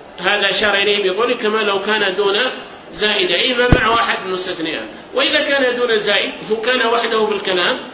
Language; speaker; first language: Arabic; native; Arabic